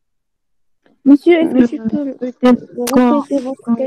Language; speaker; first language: French; non-native, local second language; Arabic